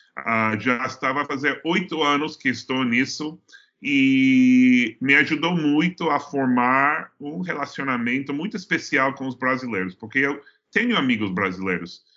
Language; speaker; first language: Portuguese; non-native, fluent; English